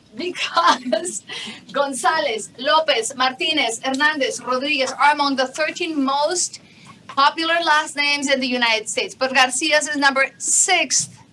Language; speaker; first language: English; non-native, fluent; Spanish